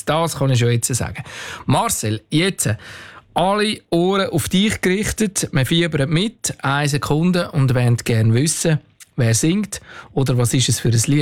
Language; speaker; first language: German; native; German